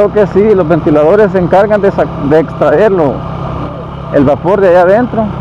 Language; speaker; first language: Spanish; native; Spanish